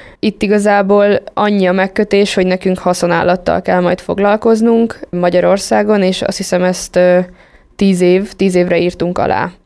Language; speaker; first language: Hungarian; native; Hungarian